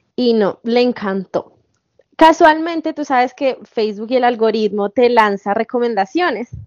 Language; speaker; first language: Spanish; native; Spanish